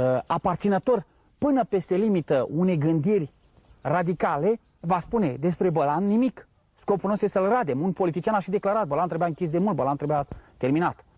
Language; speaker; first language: Romanian; native; Romanian